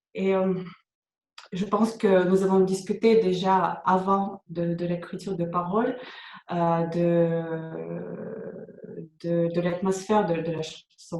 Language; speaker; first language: French; non-native, fluent; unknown